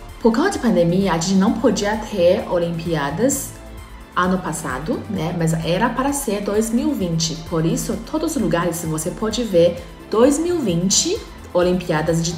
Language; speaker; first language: Portuguese; non-native, fluent; Chinese